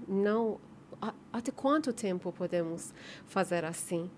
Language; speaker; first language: Portuguese; non-native, learner; Persian